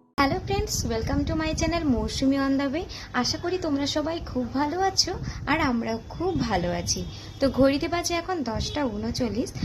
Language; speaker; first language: Bangla; non-native, local second language; Santali